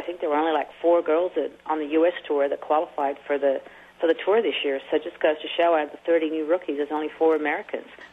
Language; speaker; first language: English; native; English